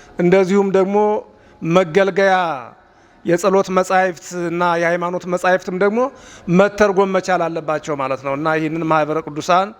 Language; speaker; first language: Amharic; non-native, local second language; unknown